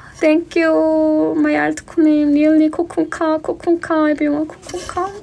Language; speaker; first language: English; non-native, learner; Korean